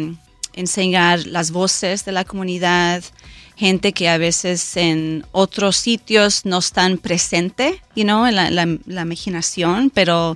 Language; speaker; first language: Spanish; early bilingual, heritage; Spanish